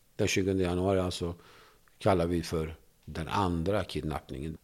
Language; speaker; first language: Swedish; non-native, fluent; Kurdish